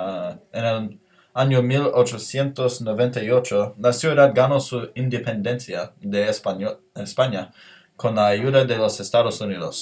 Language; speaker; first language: Spanish; non-native, learner; English